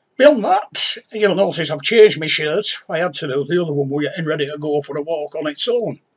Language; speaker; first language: English; native; English